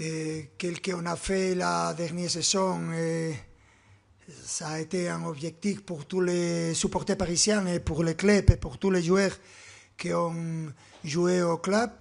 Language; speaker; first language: French; non-native, fluent; Spanish